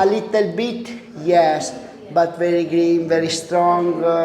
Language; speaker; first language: English; non-native, learner; Italian